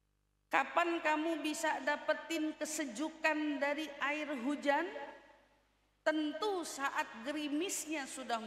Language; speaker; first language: Indonesian; native; Indonesian